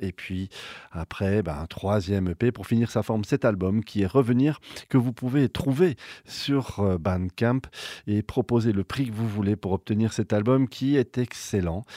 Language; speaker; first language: French; native; French